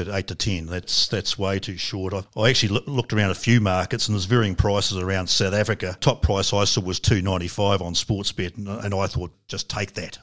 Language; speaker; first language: English; native; English